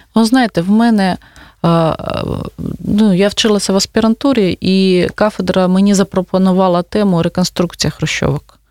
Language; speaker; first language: Ukrainian; non-native, local second language; Russian